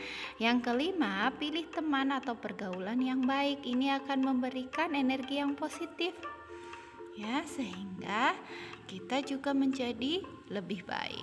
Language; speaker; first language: Indonesian; native; Indonesian